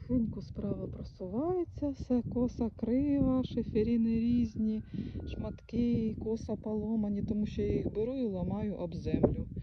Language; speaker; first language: Ukrainian; native; Ukrainian